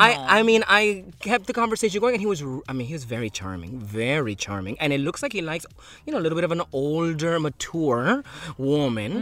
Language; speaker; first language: English; early bilingual, other home language; Spanish